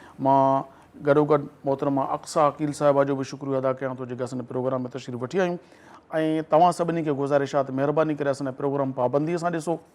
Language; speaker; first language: Sindhi; native; Sindhi